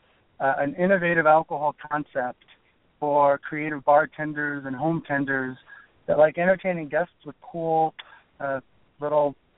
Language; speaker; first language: English; native; English